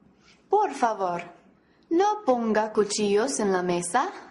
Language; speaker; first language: Spanish; non-native, fluent; English